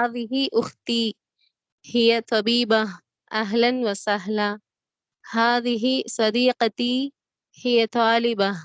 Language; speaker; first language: Arabic; non-native, learner; Tamil